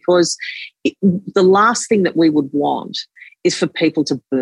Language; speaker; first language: English; native; English